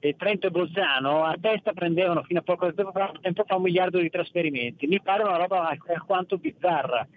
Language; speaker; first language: Italian; native; Italian